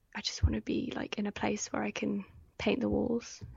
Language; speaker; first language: English; native; English